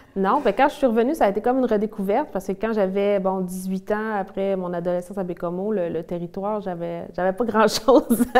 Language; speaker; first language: French; native; French